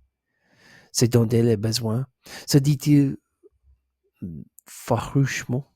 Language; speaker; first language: French; non-native, learner; English